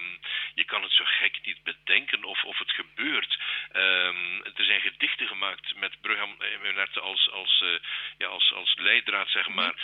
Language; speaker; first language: Dutch; native; Dutch